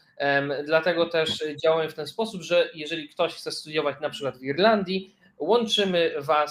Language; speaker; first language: Polish; native; Polish